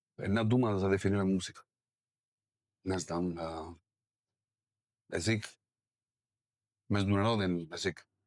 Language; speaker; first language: Bulgarian; non-native, learner; Spanish